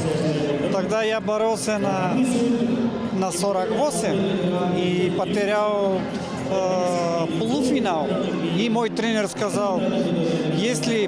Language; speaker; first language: Russian; non-native, learner; Mongolian